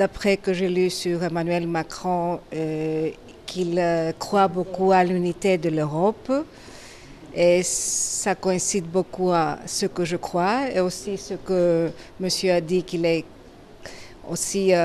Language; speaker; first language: French; non-native, learner; Greek